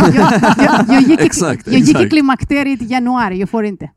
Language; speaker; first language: Swedish; non-native, fluent; Greek